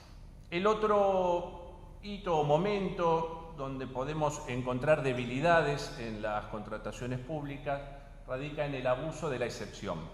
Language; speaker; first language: Spanish; native; Spanish